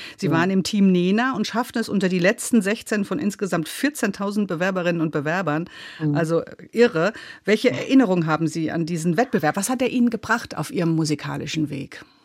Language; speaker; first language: German; native; German